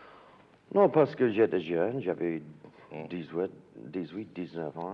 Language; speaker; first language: French; non-native, learner; English